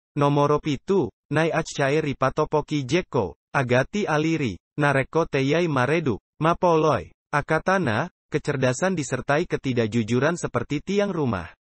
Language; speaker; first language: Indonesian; non-native, local second language; Buginese